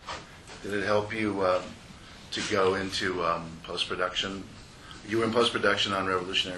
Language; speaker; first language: English; native; English